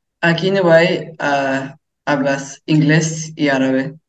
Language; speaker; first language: Spanish; early bilingual, heritage; English